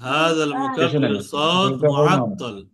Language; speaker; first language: Arabic; non-native, learner; Bangla